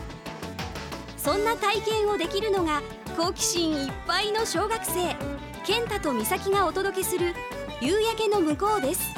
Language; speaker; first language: Japanese; native; Japanese